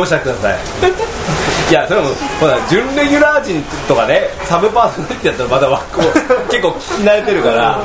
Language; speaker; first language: Japanese; native; Japanese